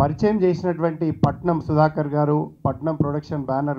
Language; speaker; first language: Telugu; native; Telugu